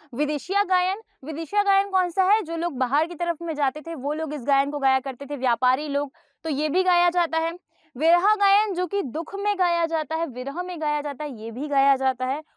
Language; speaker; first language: Hindi; native; Hindi